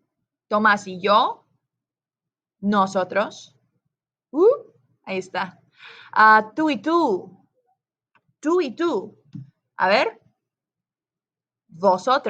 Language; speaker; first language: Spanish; non-native, fluent; English